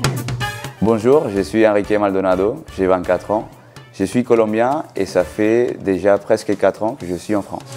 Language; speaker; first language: French; non-native, fluent; Spanish